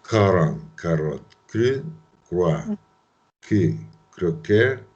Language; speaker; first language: French; non-native, learner; Spanish